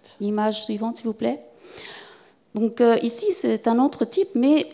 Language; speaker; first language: French; non-native, fluent; Arabic